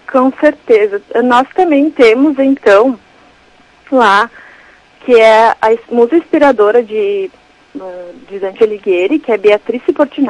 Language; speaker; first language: Portuguese; native; Portuguese